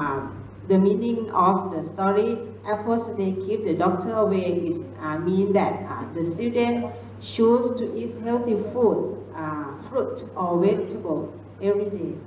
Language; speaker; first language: English; non-native, learner; Thai